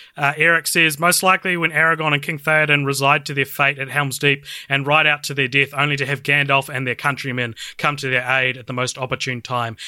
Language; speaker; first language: English; native; English